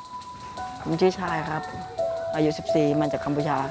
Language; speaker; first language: Thai; non-native, fluent; Khmer